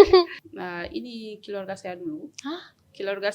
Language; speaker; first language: Indonesian; non-native, learner; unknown